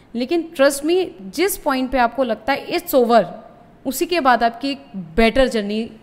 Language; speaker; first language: Hindi; native; Hindi